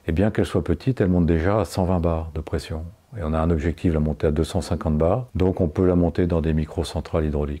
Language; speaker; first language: French; native; French